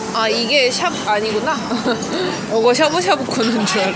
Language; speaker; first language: Korean; native; Korean